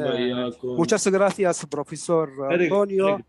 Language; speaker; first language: Spanish; non-native, learner; Arabic